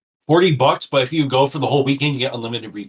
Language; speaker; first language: English; native; English